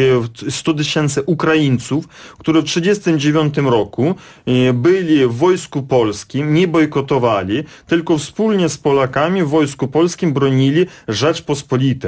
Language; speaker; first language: Polish; non-native, fluent; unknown